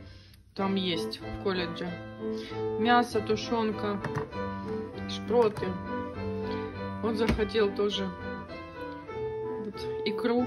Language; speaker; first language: Russian; native; Russian